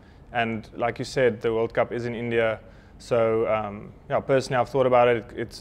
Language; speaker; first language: English; non-native, local second language; Afrikaans